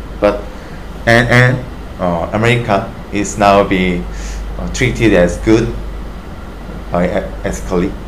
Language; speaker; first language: English; non-native, learner; Korean